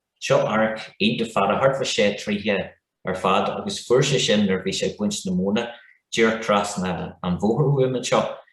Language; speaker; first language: Irish; non-native, local second language; English